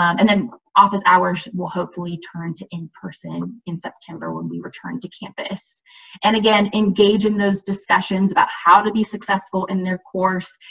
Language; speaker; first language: English; native; English